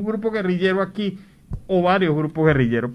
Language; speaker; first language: Spanish; native; Spanish